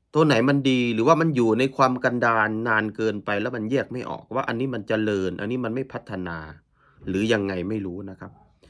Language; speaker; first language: Thai; native; Thai